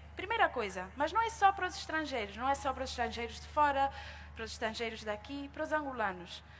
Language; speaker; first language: Portuguese; native; Portuguese